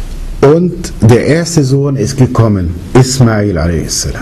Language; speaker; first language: German; early bilingual, other home language; Arabic